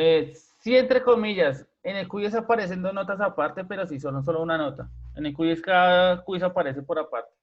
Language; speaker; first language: Spanish; native; Spanish